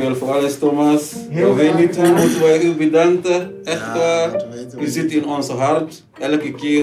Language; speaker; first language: Dutch; non-native, learner; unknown